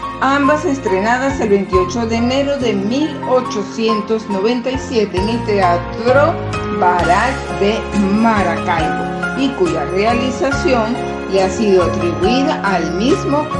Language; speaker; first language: Spanish; native; Spanish